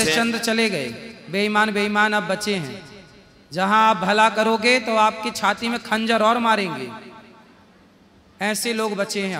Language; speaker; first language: Hindi; native; Hindi